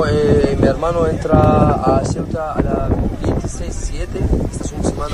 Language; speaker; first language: Spanish; non-native, learner; Arabic